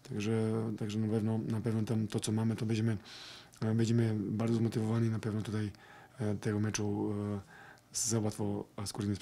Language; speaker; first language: Polish; non-native, fluent; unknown